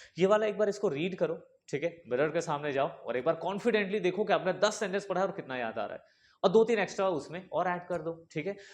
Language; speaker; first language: Hindi; native; Hindi